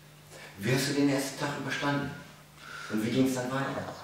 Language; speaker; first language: German; native; German